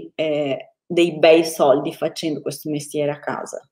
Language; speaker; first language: Italian; non-native, fluent; Portuguese